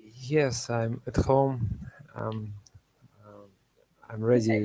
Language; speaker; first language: English; non-native, learner; Russian